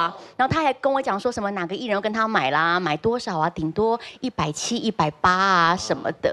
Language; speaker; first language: Chinese; native; Chinese